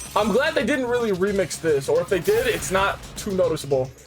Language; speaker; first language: English; native; English